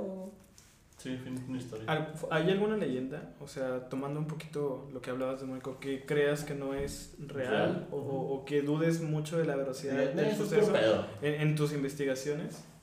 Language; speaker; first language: Spanish; native; Spanish